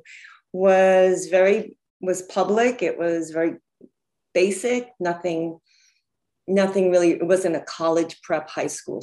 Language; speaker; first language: English; native; English